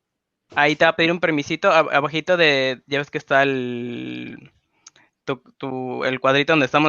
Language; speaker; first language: Spanish; native; Spanish